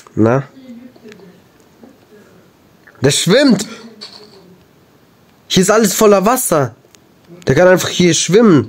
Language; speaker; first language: German; native; German